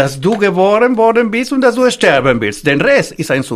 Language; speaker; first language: German; non-native, fluent; Spanish